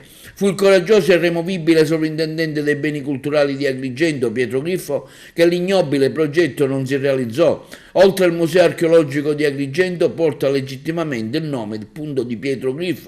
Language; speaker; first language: Italian; native; Italian